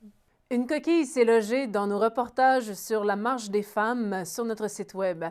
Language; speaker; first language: French; native; French